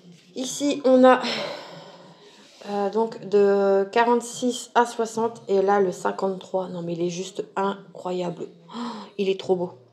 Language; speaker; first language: French; native; French